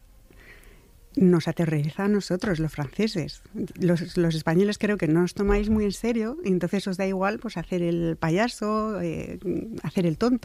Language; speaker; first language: Spanish; non-native, fluent; French